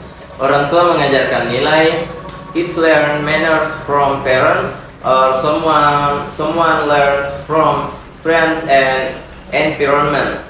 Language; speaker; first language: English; non-native, learner; Indonesian